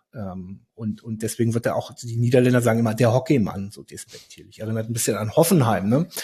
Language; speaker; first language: German; native; German